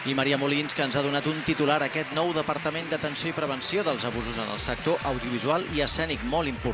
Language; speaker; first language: Catalan; native; Catalan